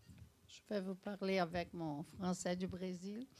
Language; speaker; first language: French; non-native, fluent; Portuguese